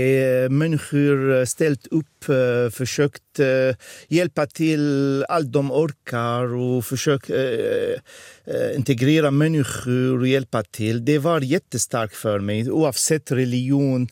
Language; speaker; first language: Swedish; non-native, fluent; Arabic